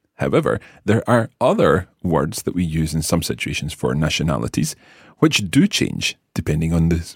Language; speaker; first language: English; native; English